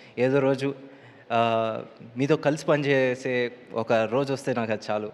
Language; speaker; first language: Telugu; native; Telugu